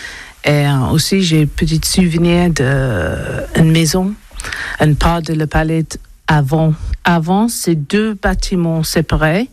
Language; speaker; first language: French; non-native, learner; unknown